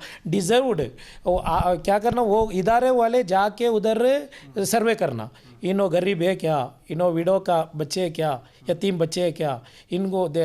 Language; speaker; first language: Hindi; non-native, local second language; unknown